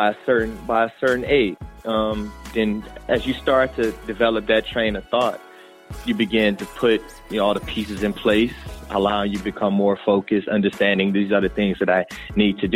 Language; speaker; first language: English; native; English